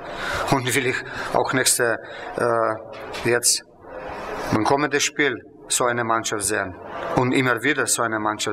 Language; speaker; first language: German; non-native, fluent; Slovenian